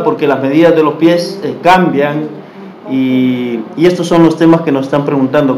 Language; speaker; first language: Spanish; native; Spanish